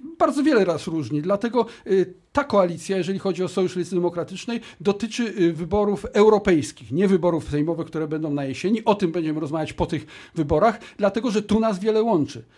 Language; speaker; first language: Polish; native; Polish